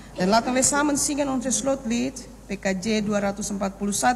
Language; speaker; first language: Dutch; non-native, fluent; Indonesian